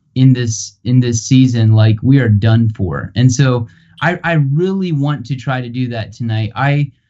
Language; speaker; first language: English; native; English